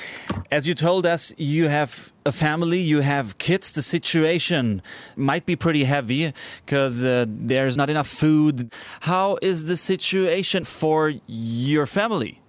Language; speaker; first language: English; non-native, fluent; German